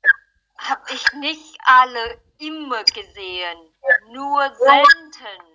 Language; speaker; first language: German; non-native, learner; Vietnamese